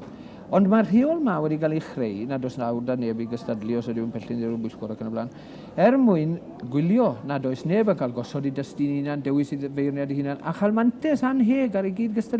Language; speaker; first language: Welsh; native; Welsh